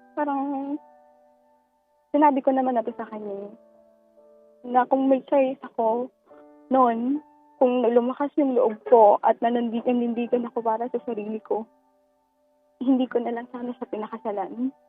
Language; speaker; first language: Filipino; native; Filipino